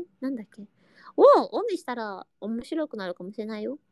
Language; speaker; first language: Japanese; non-native, learner; Indonesian